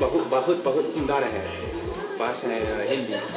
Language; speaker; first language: Hindi; non-native, learner; English